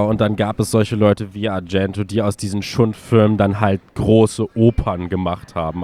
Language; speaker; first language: German; native; German